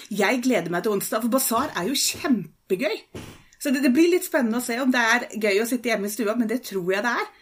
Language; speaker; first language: Norwegian; native; Norwegian